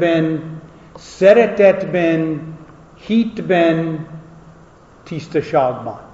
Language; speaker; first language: Hungarian; non-native, fluent; English